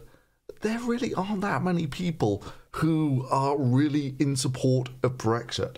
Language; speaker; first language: English; native; English